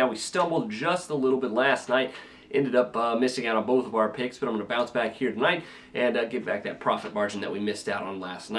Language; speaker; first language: English; native; English